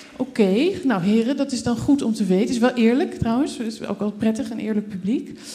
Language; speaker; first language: Dutch; native; Dutch